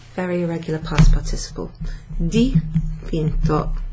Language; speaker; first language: English; native; English